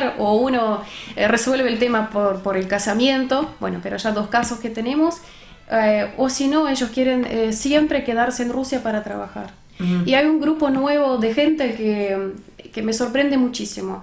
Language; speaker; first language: Spanish; non-native, fluent; Russian